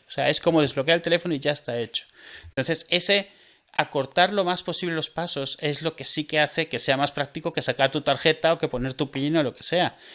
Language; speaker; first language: Spanish; native; Spanish